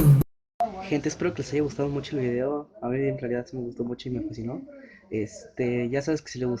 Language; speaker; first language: Spanish; native; Spanish